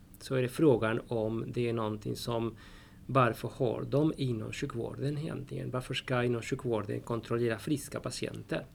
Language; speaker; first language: Swedish; non-native, fluent; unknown